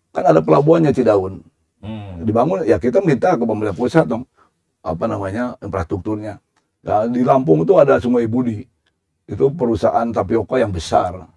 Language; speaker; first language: Indonesian; native; Indonesian